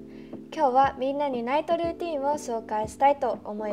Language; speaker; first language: Japanese; early bilingual, heritage; Japanese